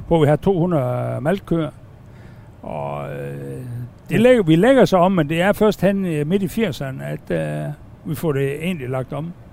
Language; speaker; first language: Danish; native; Danish